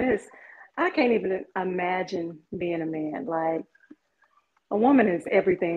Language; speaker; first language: English; native; English